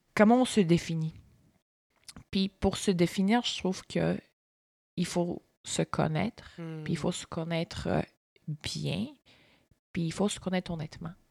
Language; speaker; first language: French; early bilingual, other home language; Bulgarian